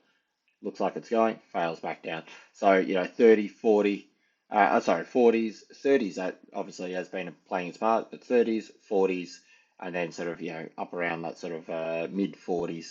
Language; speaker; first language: English; native; English